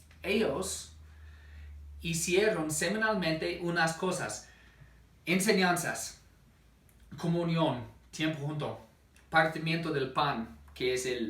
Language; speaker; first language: Spanish; non-native, fluent; English